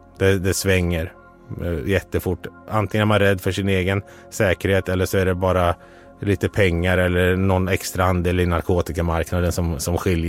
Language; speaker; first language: Swedish; native; Swedish